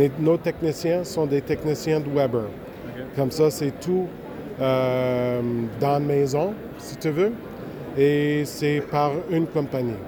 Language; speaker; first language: French; non-native, local second language; English